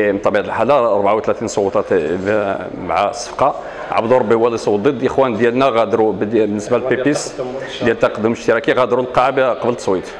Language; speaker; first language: Arabic; native; Arabic